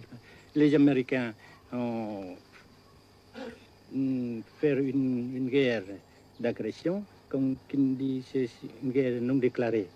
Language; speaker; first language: French; non-native, fluent; Vietnamese